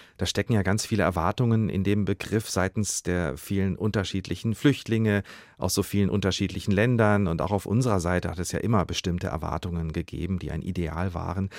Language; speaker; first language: German; native; German